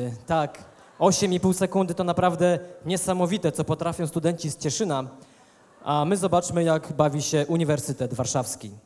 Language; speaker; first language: Polish; native; Polish